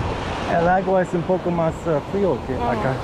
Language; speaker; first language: Spanish; non-native, fluent; English